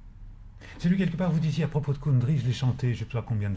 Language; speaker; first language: French; native; French